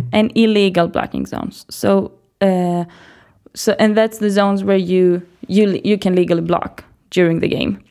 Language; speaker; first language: English; non-native, fluent; Greek